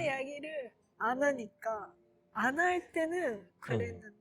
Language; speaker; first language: Korean; non-native, fluent; Japanese